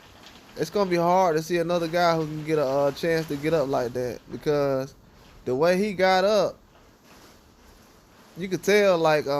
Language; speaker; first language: English; native; English